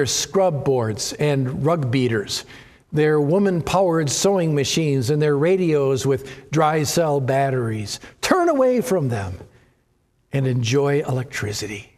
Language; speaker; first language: English; native; English